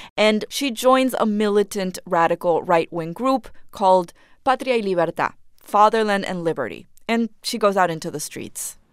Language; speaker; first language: English; non-native, fluent; Spanish